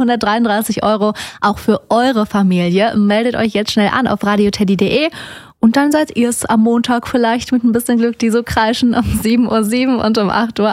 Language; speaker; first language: German; native; German